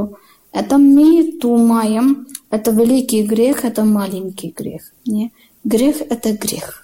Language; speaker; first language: Ukrainian; non-native, learner; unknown